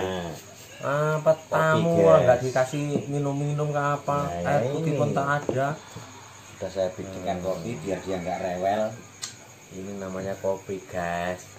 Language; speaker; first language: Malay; non-native, local second language; Javanese